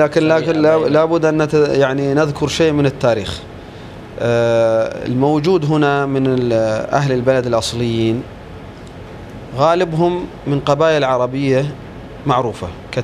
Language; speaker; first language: Arabic; native; Arabic